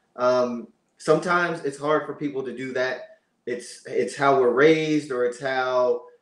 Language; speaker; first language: English; native; English